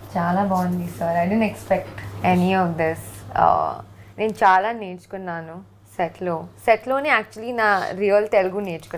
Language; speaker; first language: Telugu; non-native, local second language; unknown